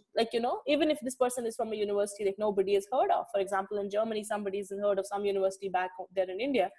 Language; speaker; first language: English; non-native, local second language; Kashmiri